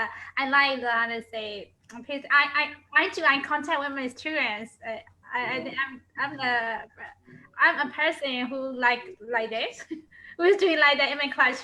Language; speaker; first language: English; non-native, learner; Burmese